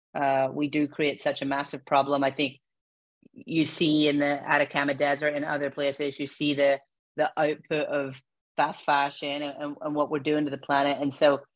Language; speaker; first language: English; native; English